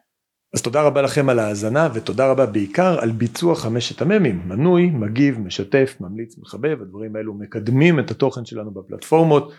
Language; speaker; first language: Hebrew; native; Hebrew